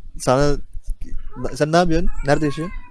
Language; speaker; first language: Turkish; native; Turkish